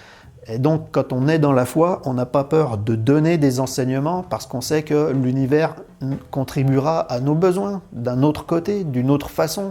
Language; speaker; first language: French; native; French